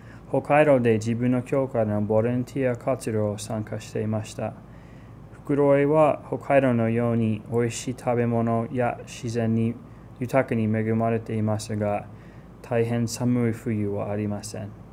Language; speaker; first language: Japanese; non-native, fluent; English